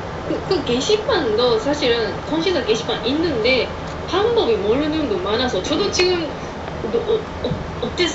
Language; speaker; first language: Korean; non-native, fluent; Japanese